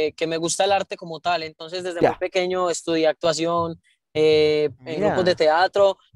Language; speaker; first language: Spanish; native; Spanish